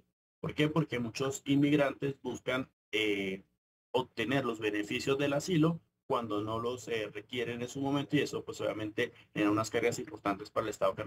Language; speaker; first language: Spanish; native; Spanish